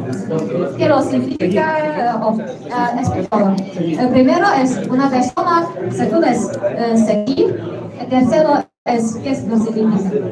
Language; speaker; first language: Spanish; non-native, learner; Chinese